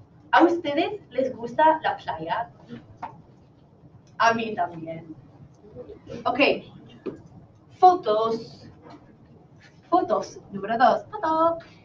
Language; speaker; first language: Spanish; non-native, fluent; English